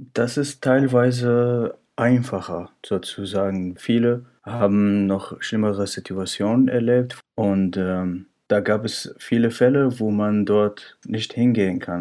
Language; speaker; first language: German; non-native, fluent; Arabic